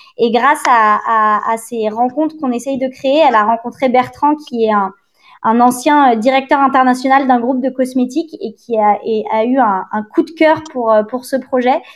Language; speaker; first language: French; native; French